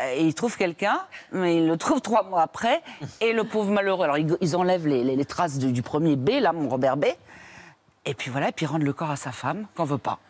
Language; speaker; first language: French; native; French